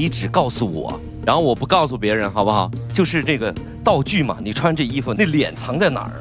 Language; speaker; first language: Chinese; native; Chinese